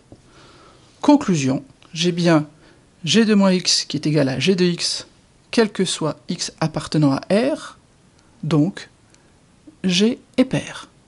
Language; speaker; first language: French; native; French